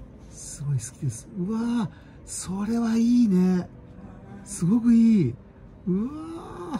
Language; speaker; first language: Japanese; native; Japanese